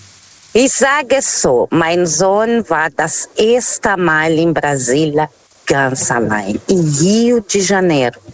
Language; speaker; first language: German; non-native, learner; Portuguese